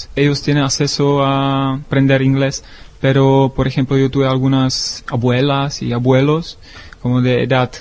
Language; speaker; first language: Spanish; non-native, learner; Czech